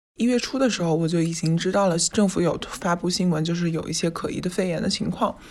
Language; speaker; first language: Chinese; native; Chinese